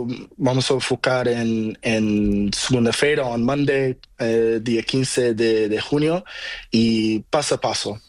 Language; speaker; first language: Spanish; non-native, learner; Portuguese